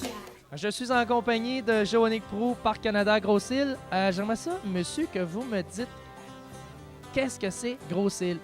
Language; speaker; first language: French; native; French